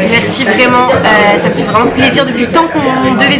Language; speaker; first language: French; native; French